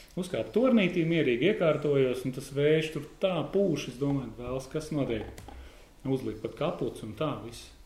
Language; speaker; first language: Latvian; native; Latvian